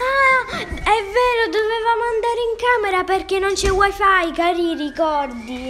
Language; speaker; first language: Italian; native; Italian